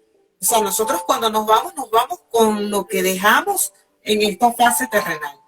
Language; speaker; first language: Spanish; native; Spanish